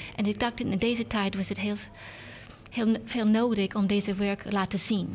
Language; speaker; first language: Dutch; non-native, learner; English